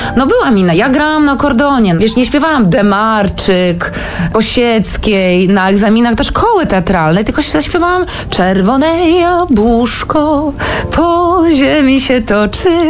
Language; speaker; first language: Polish; early bilingual, heritage; Polish